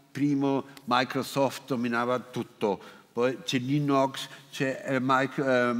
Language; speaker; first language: Italian; non-native, fluent; German